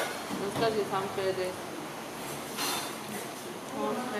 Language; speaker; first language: Japanese; non-native, learner; Chinese